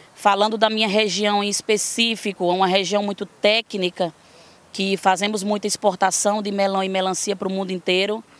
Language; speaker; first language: Portuguese; native; Portuguese